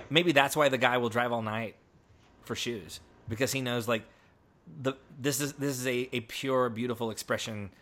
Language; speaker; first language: English; native; English